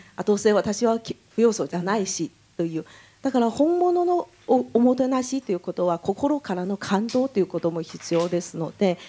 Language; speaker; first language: Japanese; non-native, fluent; Chinese